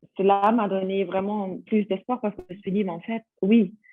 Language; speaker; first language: French; non-native, fluent; German